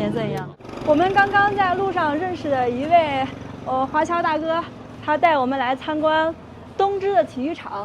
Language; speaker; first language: Chinese; native; Chinese